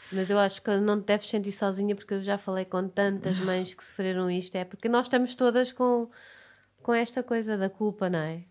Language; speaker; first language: Portuguese; native; Portuguese